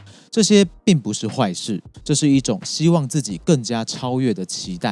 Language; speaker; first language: Chinese; native; Chinese